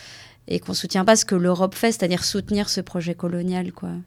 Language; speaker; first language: French; native; French